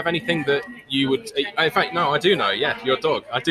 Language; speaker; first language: English; native; English